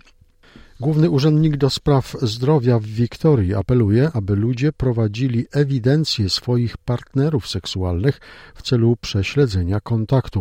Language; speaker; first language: Polish; native; Polish